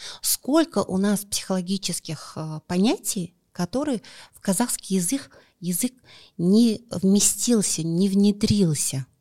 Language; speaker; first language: Russian; non-native, local second language; Kazakh